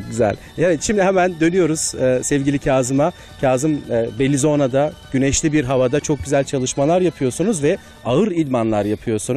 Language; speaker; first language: Turkish; native; Turkish